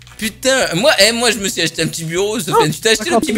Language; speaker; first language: French; native; French